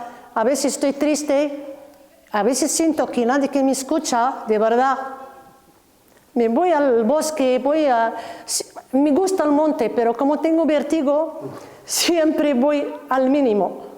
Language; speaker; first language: Spanish; non-native, learner; Arabic